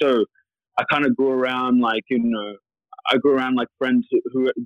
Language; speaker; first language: English; native; English